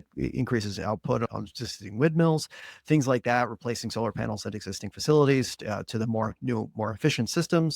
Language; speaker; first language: English; native; English